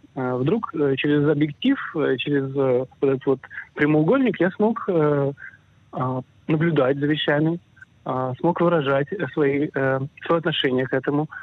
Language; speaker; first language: Russian; early bilingual, other home language; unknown